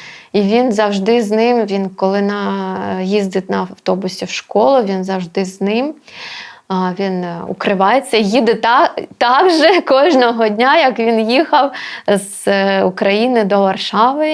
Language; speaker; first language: Ukrainian; non-native, local second language; Russian